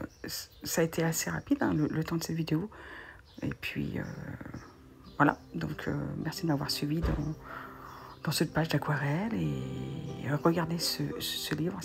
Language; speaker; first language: French; native; French